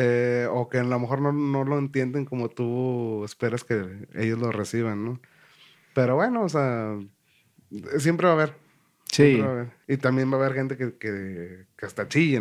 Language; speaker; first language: Spanish; native; Spanish